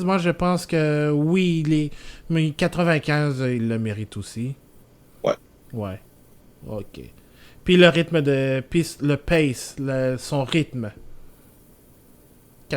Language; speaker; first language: French; native; French